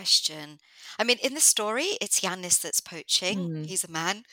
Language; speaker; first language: English; non-native, local second language; Greek